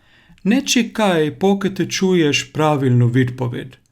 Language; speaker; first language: Ukrainian; non-native, learner; Finnish